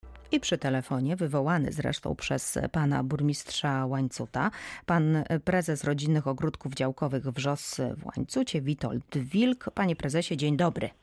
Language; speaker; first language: Polish; native; Polish